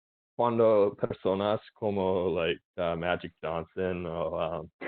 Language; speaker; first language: Spanish; non-native, learner; English